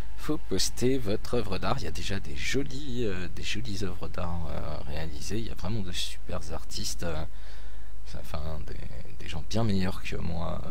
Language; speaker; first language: French; native; French